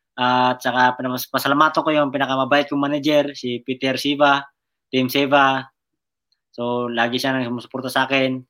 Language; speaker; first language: Filipino; non-native, local second language; Cebuano